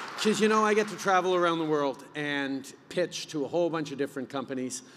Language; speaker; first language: English; early bilingual, other home language; French